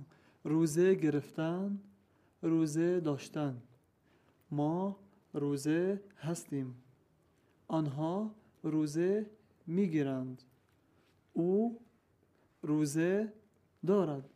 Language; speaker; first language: Persian; non-native, learner; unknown